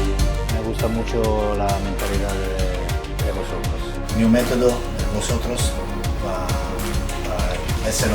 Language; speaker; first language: Spanish; non-native, learner; Italian